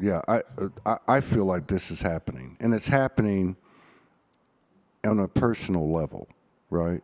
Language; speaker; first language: English; native; English